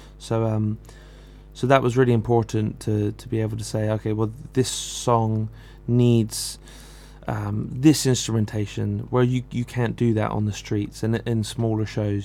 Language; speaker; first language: English; native; English